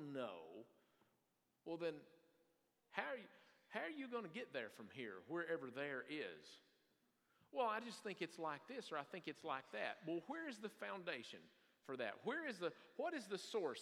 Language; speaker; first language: English; native; English